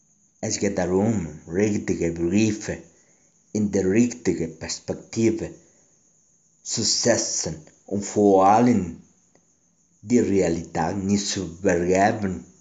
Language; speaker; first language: German; non-native, learner; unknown